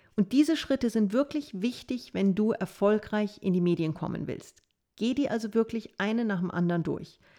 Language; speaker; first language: German; native; German